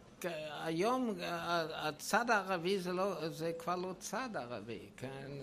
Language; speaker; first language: Hebrew; non-native, fluent; German